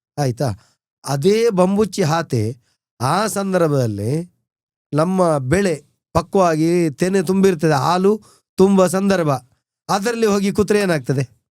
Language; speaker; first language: Kannada; non-native, local second language; Tulu